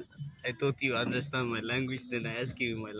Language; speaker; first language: English; non-native, local second language; Amharic